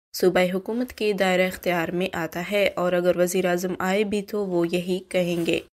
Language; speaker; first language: Urdu; non-native, local second language; Baluchi